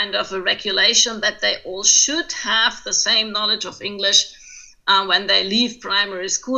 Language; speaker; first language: English; non-native, fluent; German